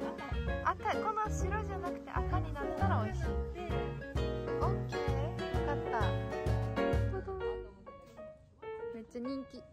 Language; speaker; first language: Japanese; native; Japanese